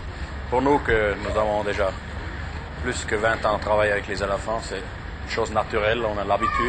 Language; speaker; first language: French; non-native, fluent; German